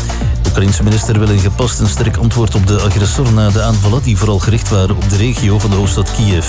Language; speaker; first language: Dutch; native; Dutch